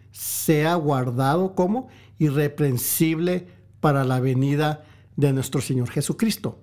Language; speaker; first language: Spanish; early bilingual, heritage; Spanish